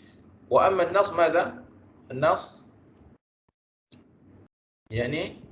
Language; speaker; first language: Arabic; non-native, fluent; Malay